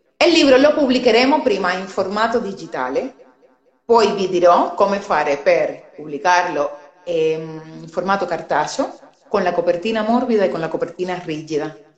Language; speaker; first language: Italian; non-native, fluent; Spanish